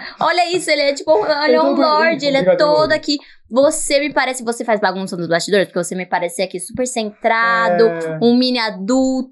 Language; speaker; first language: Portuguese; native; Portuguese